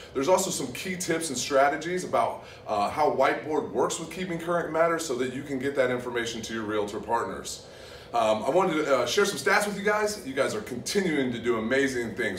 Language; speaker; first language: English; native; English